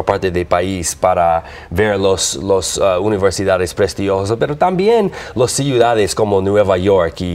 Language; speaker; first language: Spanish; non-native, learner; English